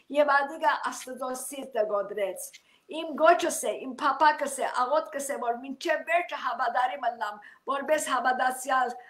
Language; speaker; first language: Armenian; early bilingual, heritage; Armenian